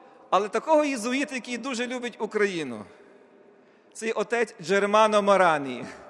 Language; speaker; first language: Ukrainian; native; Ukrainian